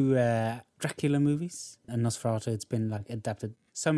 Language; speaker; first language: English; non-native, fluent; Norwegian